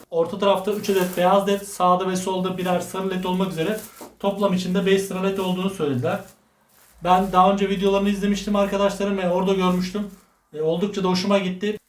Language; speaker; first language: Turkish; native; Turkish